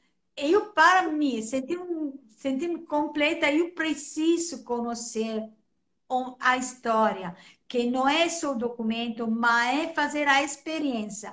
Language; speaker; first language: Portuguese; non-native, fluent; Italian